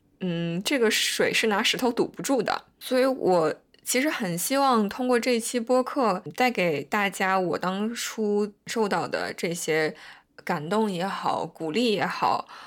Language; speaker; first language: Chinese; native; Chinese